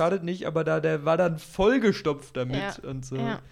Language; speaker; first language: German; native; German